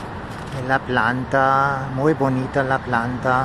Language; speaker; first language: Spanish; non-native, learner; English